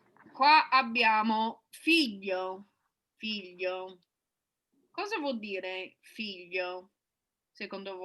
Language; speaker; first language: Italian; non-native, fluent; English